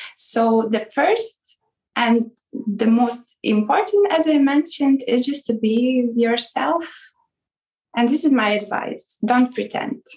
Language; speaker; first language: English; non-native, fluent; Ukrainian